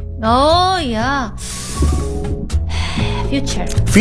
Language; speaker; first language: English; non-native, learner; Indonesian